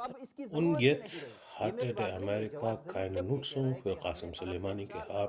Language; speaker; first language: German; non-native, learner; Urdu